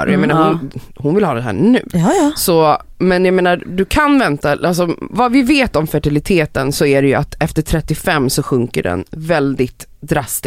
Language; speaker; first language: Swedish; native; Swedish